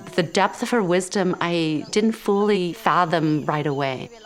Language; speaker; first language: English; early bilingual, other home language; Khmer